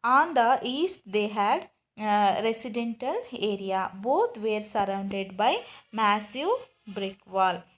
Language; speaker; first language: English; non-native, local second language; Kannada